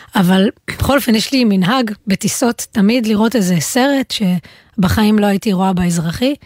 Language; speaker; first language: Hebrew; native; Hebrew